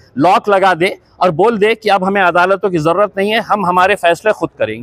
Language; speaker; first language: Hindi; non-native, local second language; Marathi